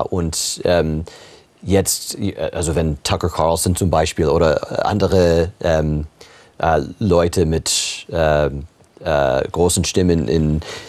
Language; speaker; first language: German; non-native, fluent; English